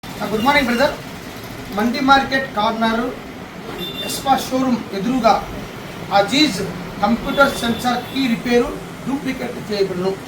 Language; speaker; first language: Telugu; native; Telugu